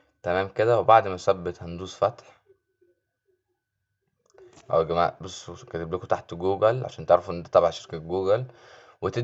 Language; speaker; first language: Arabic; native; Arabic